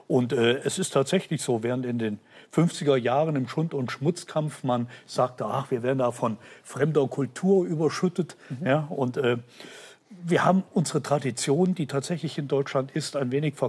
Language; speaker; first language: German; native; German